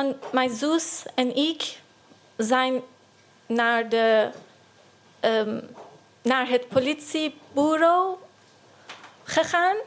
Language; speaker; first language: Dutch; non-native, learner; Persian